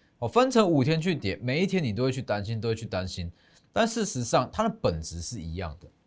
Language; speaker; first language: Chinese; native; Chinese